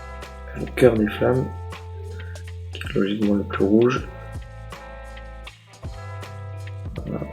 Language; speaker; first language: French; native; French